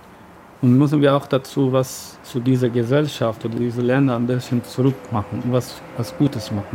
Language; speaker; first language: German; non-native, learner; Arabic